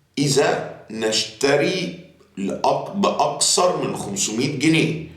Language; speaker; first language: Arabic; native; Arabic